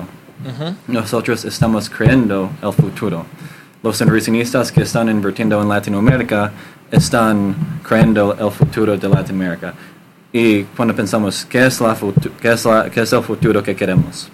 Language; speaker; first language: Spanish; non-native, learner; English